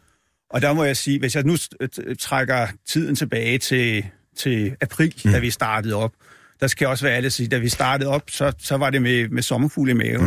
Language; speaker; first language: Danish; native; Danish